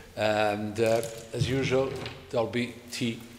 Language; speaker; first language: English; non-native, fluent; Portuguese